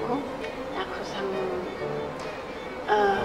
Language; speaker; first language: French; non-native, learner; Chinese